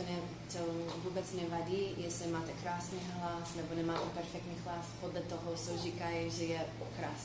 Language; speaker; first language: Czech; non-native, fluent; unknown